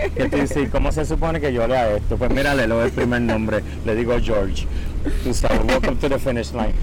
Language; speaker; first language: Spanish; native; Spanish